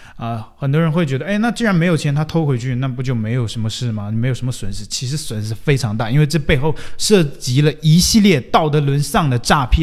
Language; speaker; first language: Chinese; native; Chinese